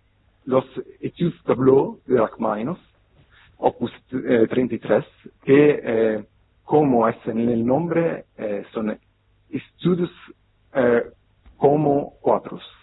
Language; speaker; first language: Spanish; non-native, fluent; Italian